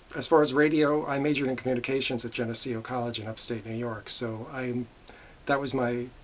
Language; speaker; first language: English; native; English